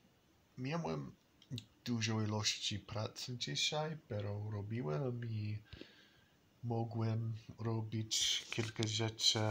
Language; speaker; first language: Polish; non-native, learner; English